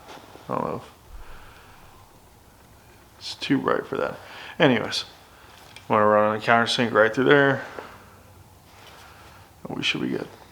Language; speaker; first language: English; native; English